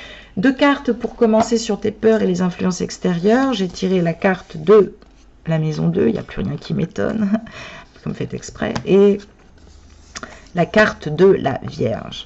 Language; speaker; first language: French; native; French